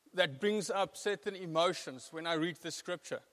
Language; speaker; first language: English; non-native, local second language; Afrikaans